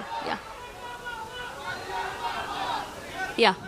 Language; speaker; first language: Telugu; native; Telugu